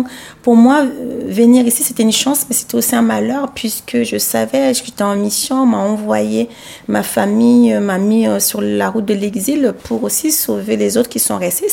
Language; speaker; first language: French; non-native, local second language; Sango